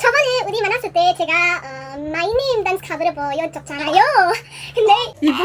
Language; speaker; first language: Korean; non-native, learner; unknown